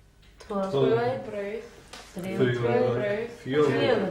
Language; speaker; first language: Icelandic; non-native, learner; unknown